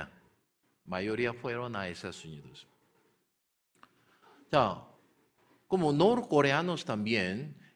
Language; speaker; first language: Spanish; non-native, learner; Korean